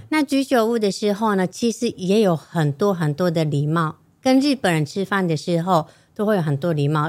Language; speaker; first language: Chinese; non-native, fluent; Japanese